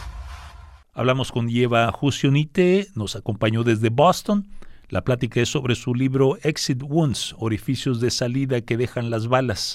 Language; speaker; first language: Spanish; native; Spanish